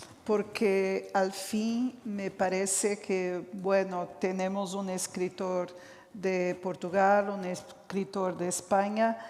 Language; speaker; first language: Spanish; non-native, fluent; Portuguese